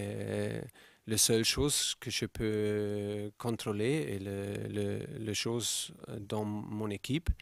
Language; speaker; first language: French; non-native, fluent; German